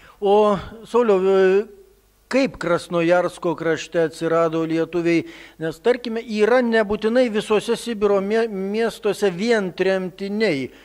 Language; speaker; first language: Lithuanian; native; Lithuanian